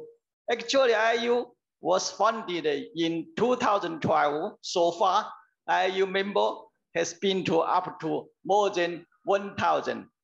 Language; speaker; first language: English; non-native, learner; Chinese